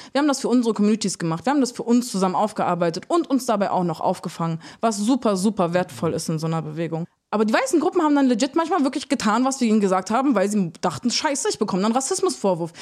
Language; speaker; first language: German; early bilingual, other home language; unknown